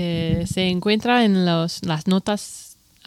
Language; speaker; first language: Spanish; non-native, learner; English